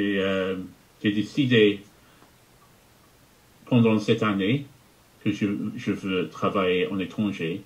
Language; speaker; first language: French; non-native, fluent; English